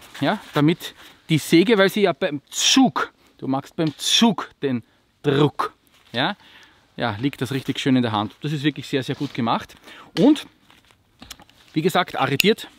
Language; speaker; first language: German; native; German